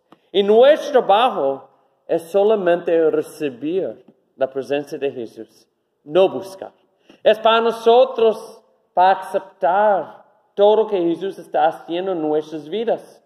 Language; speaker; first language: Spanish; non-native, learner; English